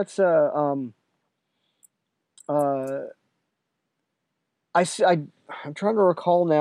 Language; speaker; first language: English; native; English